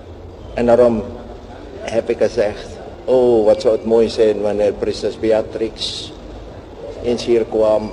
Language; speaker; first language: Dutch; non-native, local second language; Javanese